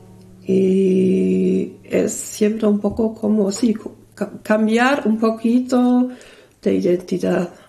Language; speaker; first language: Spanish; early bilingual, other home language; German